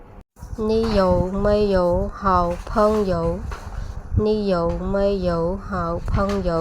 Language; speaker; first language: Chinese; non-native, learner; Khmer